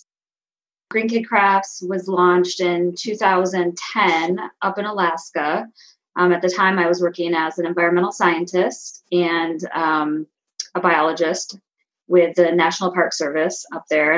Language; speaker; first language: English; native; English